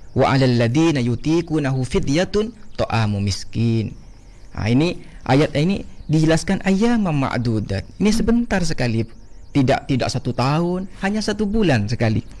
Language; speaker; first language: Indonesian; non-native, local second language; Madurese